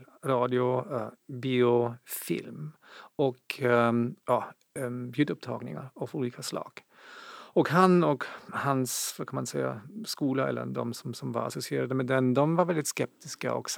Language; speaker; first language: Swedish; non-native, fluent; German